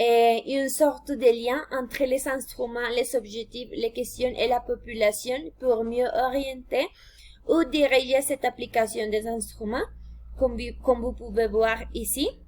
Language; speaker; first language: French; non-native, fluent; Spanish